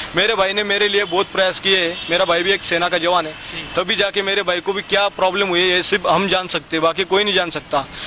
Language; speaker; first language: Hindi; non-native, local second language; Marathi